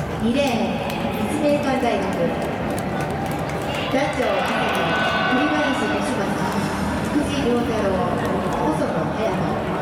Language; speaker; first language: Japanese; native; Japanese